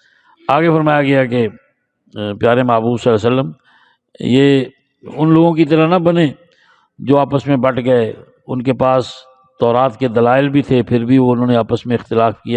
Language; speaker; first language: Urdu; non-native, local second language; Punjabi